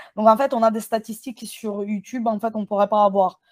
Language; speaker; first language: French; non-native, fluent; Ukrainian